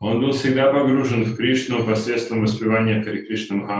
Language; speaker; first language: Russian; native; Russian